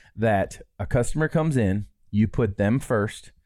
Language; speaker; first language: English; native; English